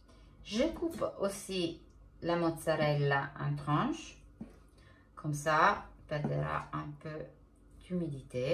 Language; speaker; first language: French; non-native, fluent; Italian